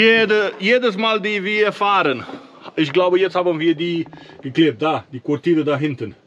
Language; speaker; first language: German; non-native, learner; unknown